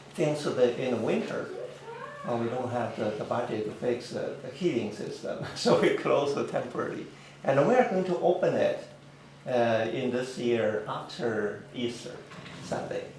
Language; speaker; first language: English; non-native, learner; Chinese